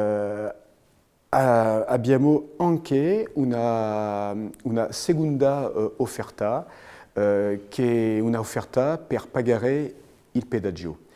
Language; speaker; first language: Italian; non-native, fluent; French